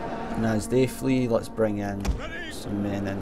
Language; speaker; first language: English; native; English